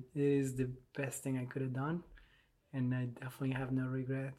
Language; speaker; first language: English; non-native, fluent; Spanish